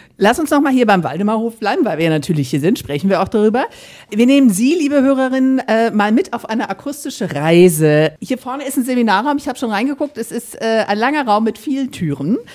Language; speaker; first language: German; native; German